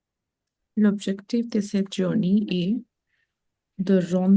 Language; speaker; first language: French; non-native, learner; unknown